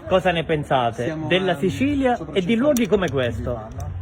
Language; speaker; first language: Italian; native; Italian